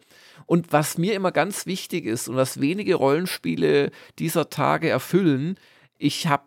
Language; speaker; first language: German; native; German